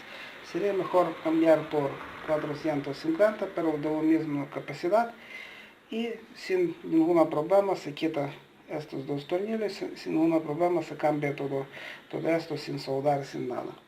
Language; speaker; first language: Spanish; non-native, learner; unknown